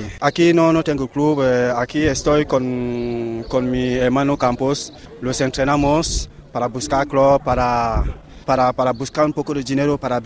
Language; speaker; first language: Spanish; non-native, fluent; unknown